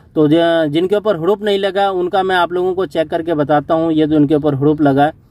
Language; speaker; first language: Hindi; native; Hindi